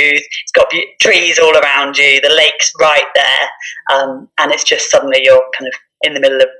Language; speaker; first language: English; native; English